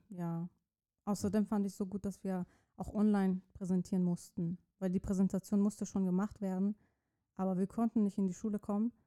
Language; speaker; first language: German; non-native, fluent; Persian